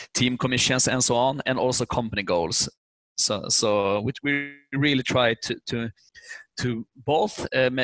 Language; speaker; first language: English; non-native, fluent; Swedish